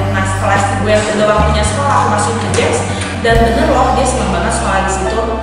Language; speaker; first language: Indonesian; native; Indonesian